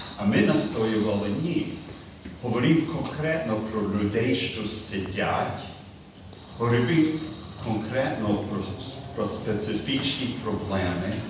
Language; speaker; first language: Ukrainian; early bilingual, heritage; Ukrainian